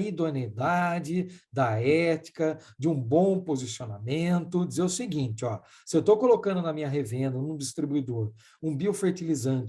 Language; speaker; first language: Portuguese; native; Portuguese